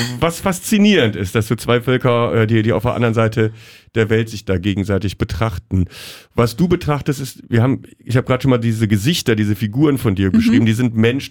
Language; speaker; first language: German; native; German